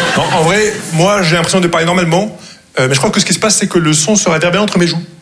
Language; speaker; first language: French; non-native, local second language; Arabic